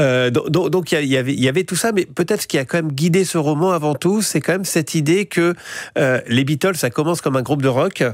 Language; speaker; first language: French; native; French